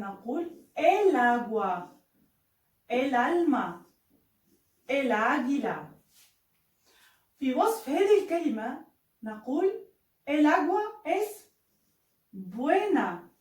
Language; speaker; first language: Spanish; non-native, fluent; Arabic